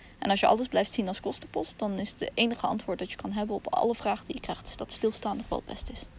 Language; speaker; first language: Dutch; early bilingual, other home language; Russian